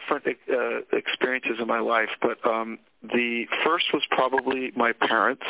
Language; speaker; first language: English; native; English